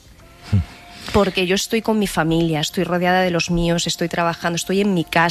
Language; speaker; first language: Spanish; native; Spanish